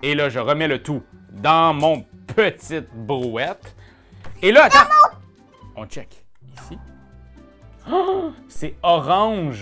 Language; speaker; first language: French; native; French